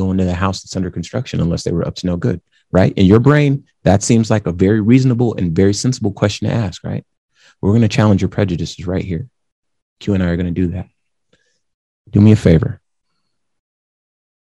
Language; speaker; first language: English; native; English